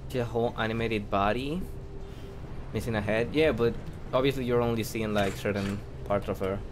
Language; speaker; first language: English; non-native, fluent; Spanish